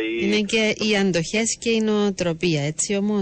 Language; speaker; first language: Greek; native; Greek